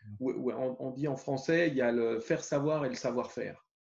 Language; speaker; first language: French; native; French